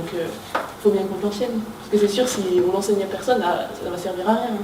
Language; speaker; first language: French; native; French